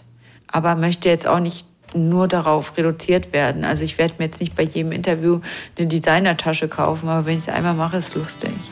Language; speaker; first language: German; native; German